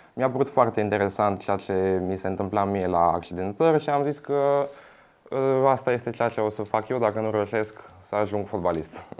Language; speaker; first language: Romanian; non-native, fluent; Albanian